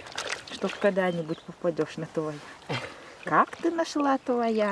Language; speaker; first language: Russian; native; Russian